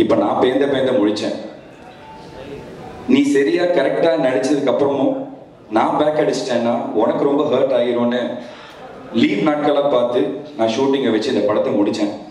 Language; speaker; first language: Tamil; native; Tamil